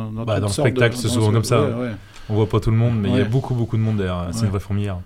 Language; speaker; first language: French; native; French